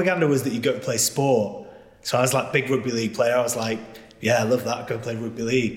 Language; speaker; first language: English; native; English